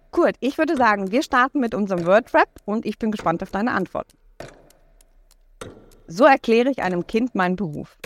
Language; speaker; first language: German; native; German